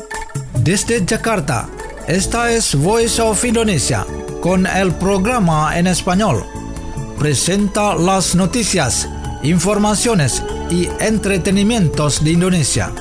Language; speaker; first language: Spanish; non-native, fluent; Indonesian